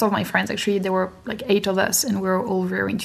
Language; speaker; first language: English; non-native, fluent; French